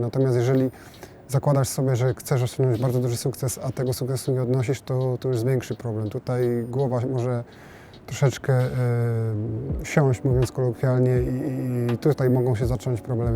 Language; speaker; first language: Polish; native; Polish